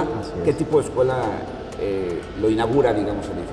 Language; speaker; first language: Spanish; native; Spanish